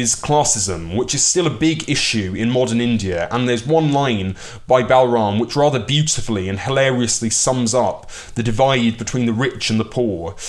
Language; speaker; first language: English; early bilingual, other home language; Hindi